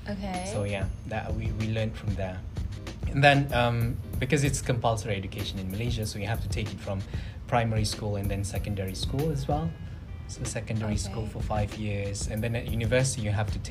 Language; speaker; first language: English; non-native, local second language; Malay